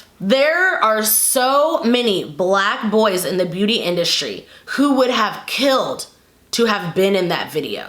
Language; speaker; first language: English; native; English